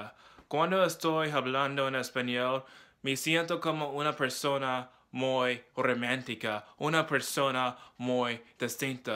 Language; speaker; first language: Spanish; non-native, learner; English